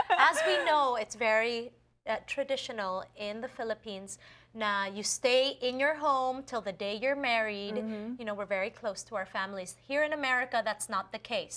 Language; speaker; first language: English; non-native, local second language; Filipino